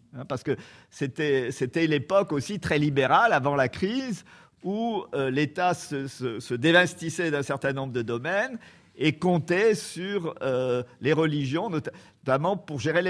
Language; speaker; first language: French; native; French